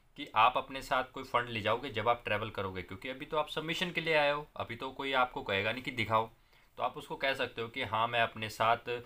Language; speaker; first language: Hindi; non-native, local second language; Punjabi